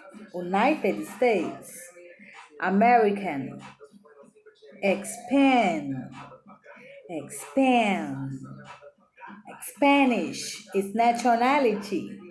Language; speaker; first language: English; non-native, learner; Portuguese